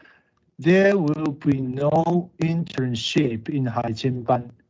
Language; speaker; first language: English; non-native, learner; Chinese